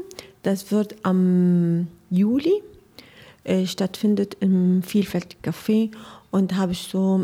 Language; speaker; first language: German; non-native, learner; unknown